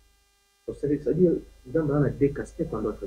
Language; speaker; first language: French; non-native, local second language; Lingala